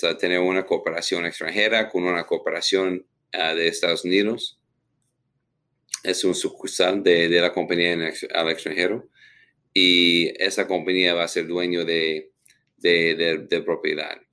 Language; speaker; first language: Spanish; non-native, fluent; English